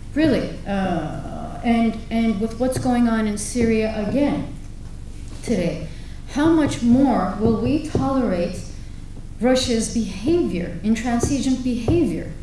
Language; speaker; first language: English; non-native, fluent; Turkish